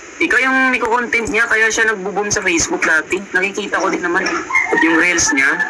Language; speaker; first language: Filipino; non-native, local second language; Hiligaynon